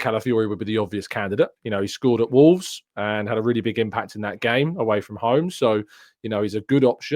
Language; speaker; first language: English; native; English